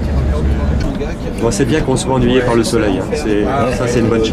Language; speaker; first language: French; native; French